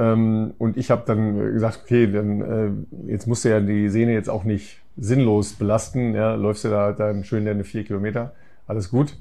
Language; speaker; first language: German; native; German